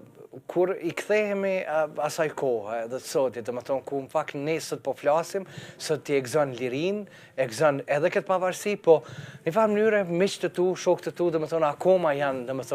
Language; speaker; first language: Albanian; native; Albanian